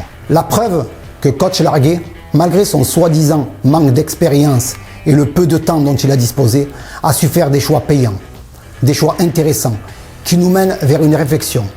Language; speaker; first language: French; native; French